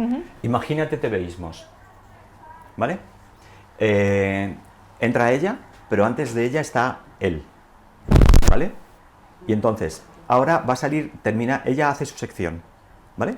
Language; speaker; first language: Spanish; native; Spanish